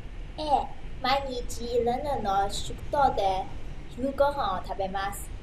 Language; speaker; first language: Japanese; non-native, learner; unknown